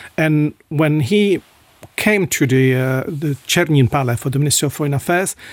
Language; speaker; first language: English; non-native, fluent; Czech